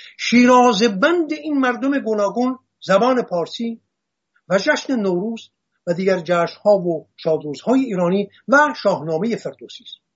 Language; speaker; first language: Persian; non-native, local second language; Assyrian Neo-Aramaic